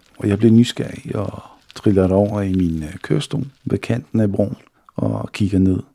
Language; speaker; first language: Danish; early bilingual, other home language; Bosnian